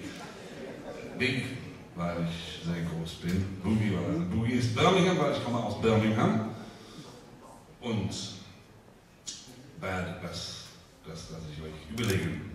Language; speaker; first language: German; non-native, learner; English